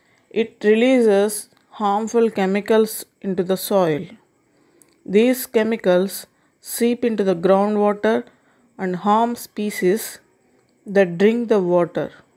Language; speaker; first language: English; non-native, local second language; Telugu